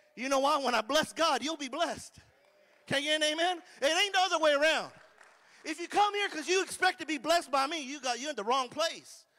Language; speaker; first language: English; native; English